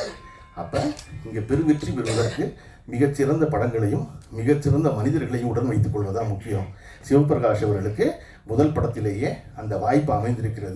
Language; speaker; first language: Tamil; native; Tamil